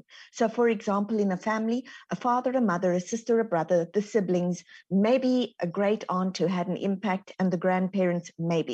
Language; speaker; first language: English; native; English